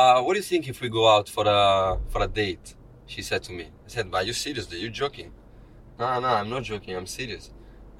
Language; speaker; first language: English; non-native, learner; Italian